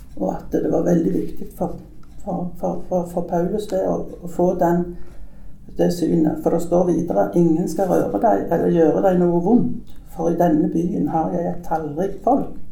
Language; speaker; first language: Norwegian; native; Norwegian